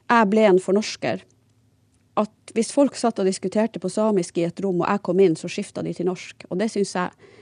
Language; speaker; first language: Norwegian; native; Norwegian